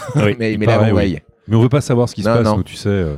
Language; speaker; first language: French; native; French